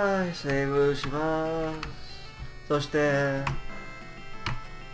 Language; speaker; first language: Japanese; non-native, learner; English